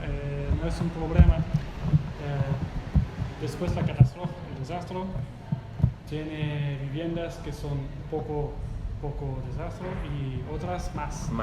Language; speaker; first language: Spanish; non-native, learner; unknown